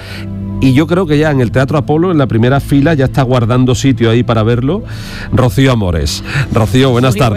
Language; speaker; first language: Spanish; native; Spanish